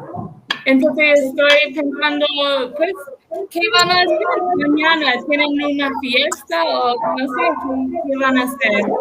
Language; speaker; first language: Spanish; non-native, learner; English